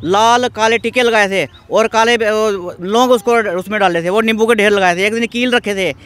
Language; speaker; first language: Hindi; native; Hindi